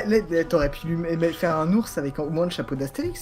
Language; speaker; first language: French; native; French